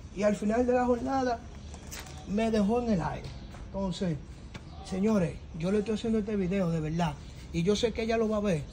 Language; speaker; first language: Spanish; native; Spanish